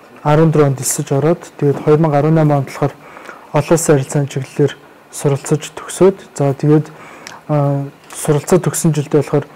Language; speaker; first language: Mongolian; native; Mongolian